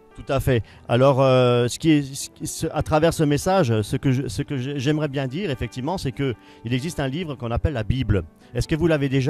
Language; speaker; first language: French; native; French